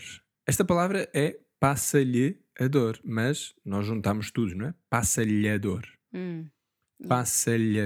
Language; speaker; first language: Portuguese; native; Portuguese